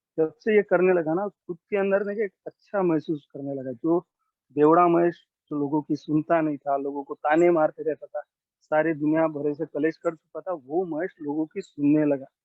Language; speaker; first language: Hindi; non-native, local second language; Marathi